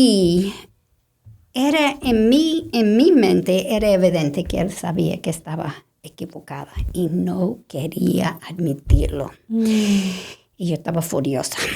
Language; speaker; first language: Spanish; non-native, fluent; English